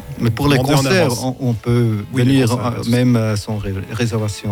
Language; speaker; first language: French; non-native, fluent; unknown